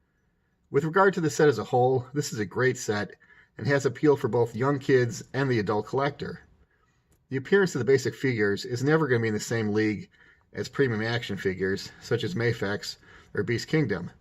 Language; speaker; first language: English; native; English